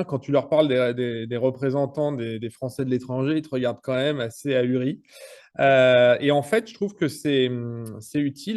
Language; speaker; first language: French; native; French